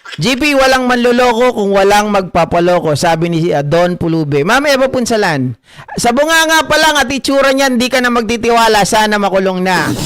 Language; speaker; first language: Filipino; native; Filipino